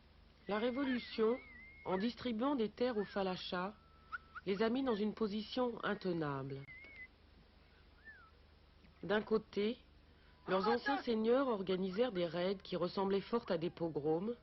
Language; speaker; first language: French; native; French